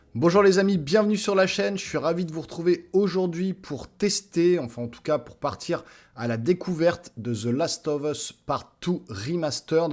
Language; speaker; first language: French; native; French